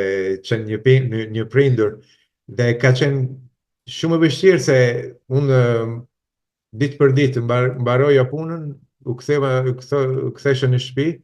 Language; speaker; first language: Albanian; non-native, fluent; Italian